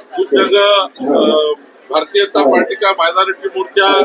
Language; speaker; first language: Hindi; non-native, local second language; Marathi